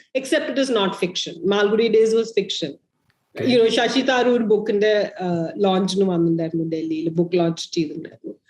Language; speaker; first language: Malayalam; early bilingual, heritage; Malayalam